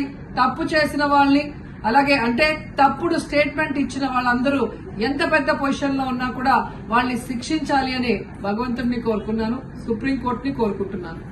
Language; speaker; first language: Telugu; native; Telugu